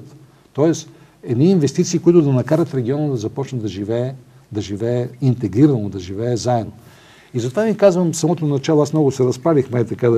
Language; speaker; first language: Bulgarian; native; Bulgarian